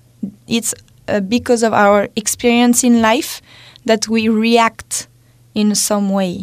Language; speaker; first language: English; non-native, fluent; French